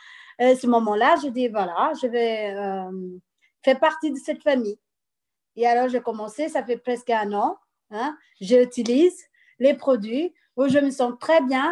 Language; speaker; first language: French; non-native, fluent; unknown